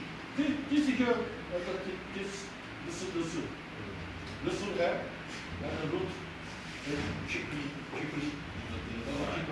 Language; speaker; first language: English; non-native, learner; Korean